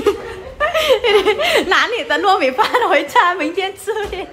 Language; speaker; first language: Chinese; non-native, learner; Vietnamese